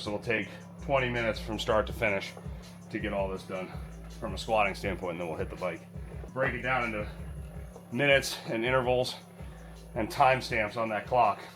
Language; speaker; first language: English; native; English